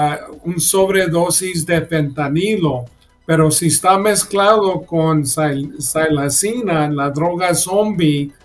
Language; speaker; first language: Spanish; early bilingual, heritage; Spanish